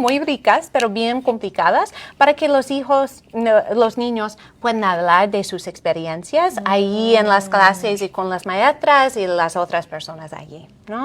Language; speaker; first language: Spanish; non-native, fluent; English